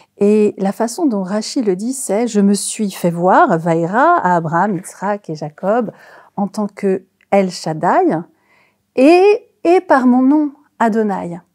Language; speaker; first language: French; native; French